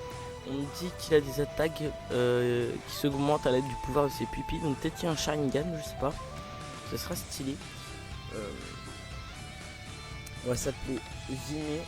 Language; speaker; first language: French; native; French